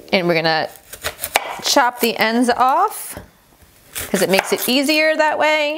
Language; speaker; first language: English; non-native, fluent; Persian